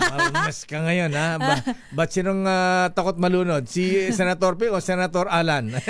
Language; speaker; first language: Filipino; non-native, local second language; Iloko